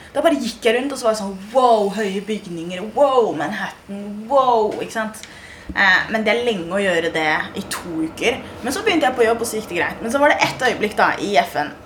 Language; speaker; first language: Norwegian; early bilingual, other home language; Somali